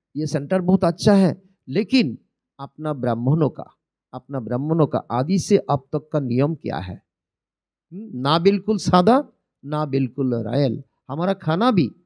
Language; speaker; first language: Hindi; non-native, local second language; Bangla